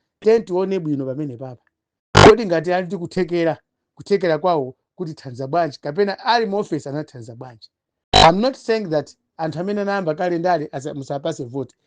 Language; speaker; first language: Nyanja; non-native, local second language; Tumbuka